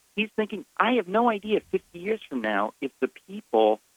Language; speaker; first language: English; native; English